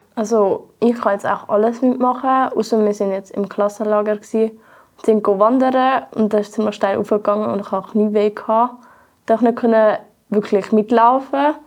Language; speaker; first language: German; native; German